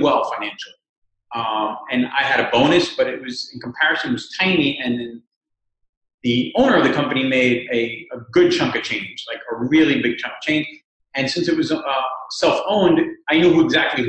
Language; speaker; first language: English; native; English